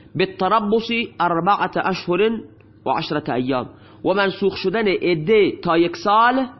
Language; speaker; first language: Persian; non-native, local second language; Baluchi